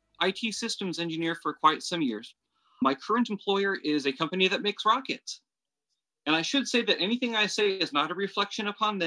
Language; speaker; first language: English; native; English